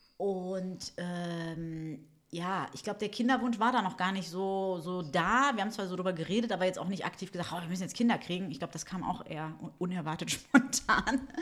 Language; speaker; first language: German; early bilingual, other home language; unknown